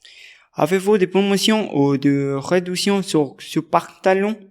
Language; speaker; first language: French; non-native, learner; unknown